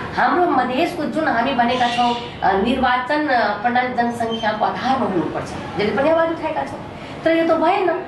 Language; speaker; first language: Nepali; non-native, local second language; Maithili